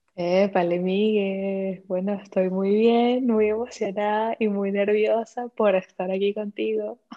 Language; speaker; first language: Spanish; native; Spanish